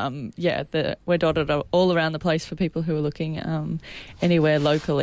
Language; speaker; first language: English; native; English